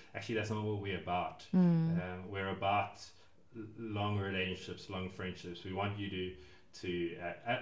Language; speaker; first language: English; native; English